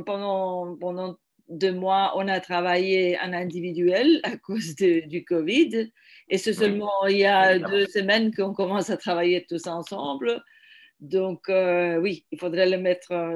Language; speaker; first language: French; non-native, fluent; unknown